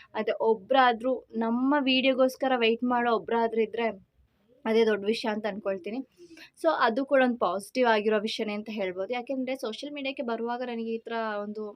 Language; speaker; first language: Kannada; non-native, local second language; Malayalam